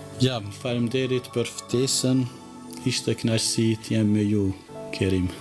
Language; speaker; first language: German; non-native, fluent; Albanian